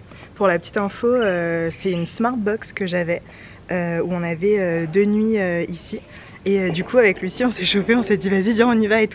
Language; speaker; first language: French; native; French